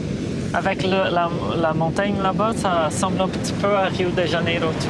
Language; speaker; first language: French; non-native, fluent; Portuguese